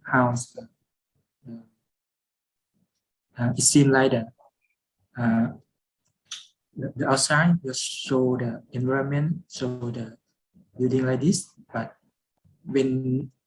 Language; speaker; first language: English; non-native, fluent; Lao